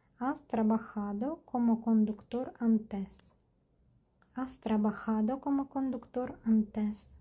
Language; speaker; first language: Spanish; non-native, fluent; Ukrainian